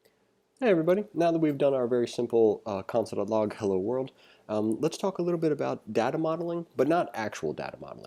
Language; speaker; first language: English; native; English